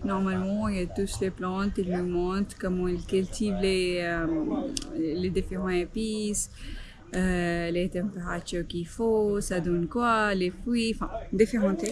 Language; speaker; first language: French; non-native, fluent; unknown